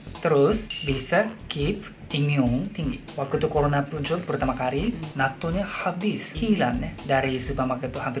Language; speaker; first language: Indonesian; non-native, learner; Japanese